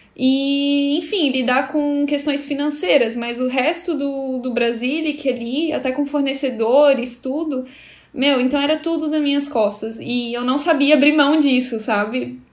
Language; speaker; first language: Portuguese; native; Portuguese